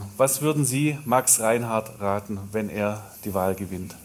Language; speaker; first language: German; native; German